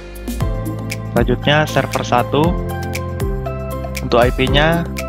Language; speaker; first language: Indonesian; native; Indonesian